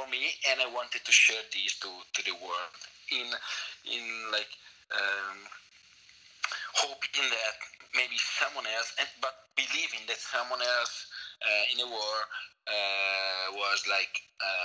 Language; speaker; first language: English; non-native, fluent; Italian